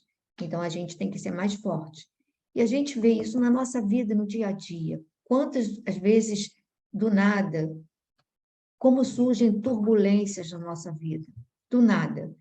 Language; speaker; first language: Portuguese; native; Portuguese